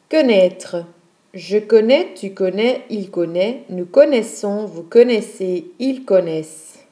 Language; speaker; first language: French; non-native, fluent; Dutch